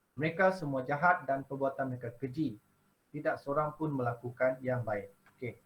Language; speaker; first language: Malay; non-native, local second language; Iban